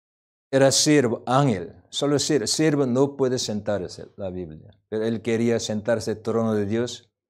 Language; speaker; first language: Spanish; non-native, learner; Korean